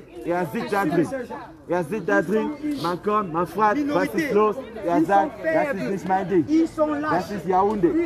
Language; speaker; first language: German; non-native, fluent; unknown